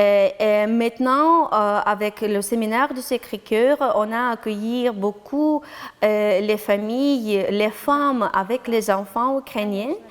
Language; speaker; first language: French; non-native, learner; Ukrainian